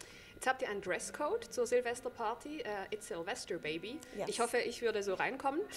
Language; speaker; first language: German; native; German